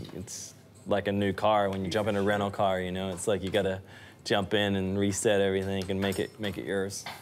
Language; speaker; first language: English; native; English